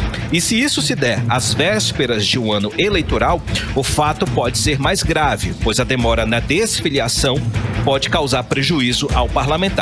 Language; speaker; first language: Portuguese; native; Portuguese